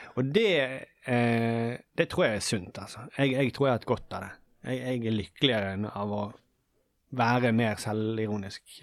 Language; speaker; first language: Norwegian; native; Norwegian